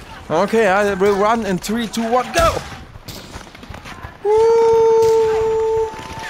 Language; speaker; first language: English; non-native, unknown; German